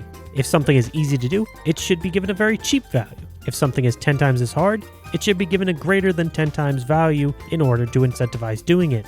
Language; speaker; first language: English; native; English